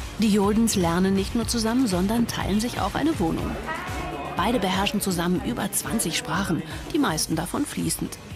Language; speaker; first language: German; native; German